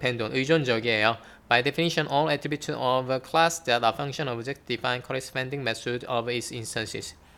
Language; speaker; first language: English; non-native, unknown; Korean